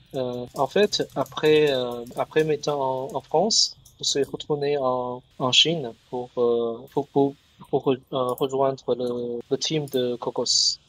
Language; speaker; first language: French; non-native, learner; Chinese